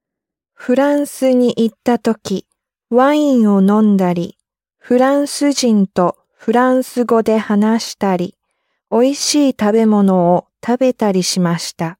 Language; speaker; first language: Japanese; non-native, learner; English